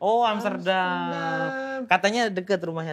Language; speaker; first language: Indonesian; native; Indonesian